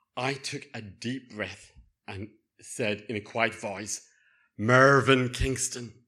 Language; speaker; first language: English; native; English